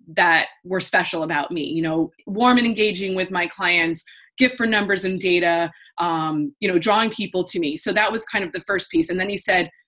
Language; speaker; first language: English; native; English